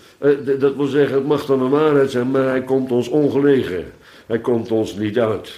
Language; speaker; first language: Dutch; native; Dutch